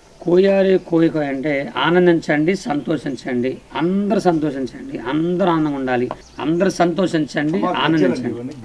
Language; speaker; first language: Telugu; non-native, local second language; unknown